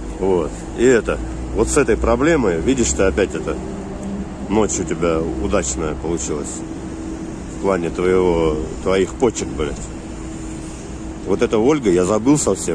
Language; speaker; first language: Russian; native; Russian